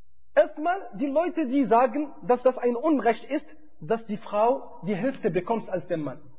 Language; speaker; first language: German; non-native, fluent; Arabic